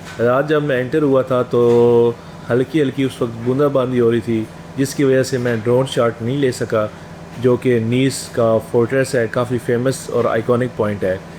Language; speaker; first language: Urdu; native; Urdu